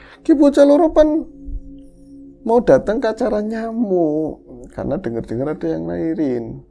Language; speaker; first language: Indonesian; non-native, local second language; Javanese